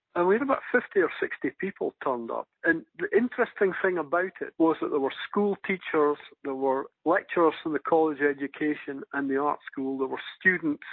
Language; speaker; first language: English; native; English